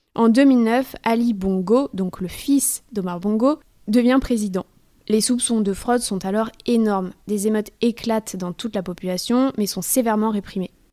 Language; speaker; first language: French; native; French